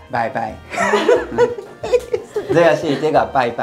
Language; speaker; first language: Chinese; non-native, learner; Japanese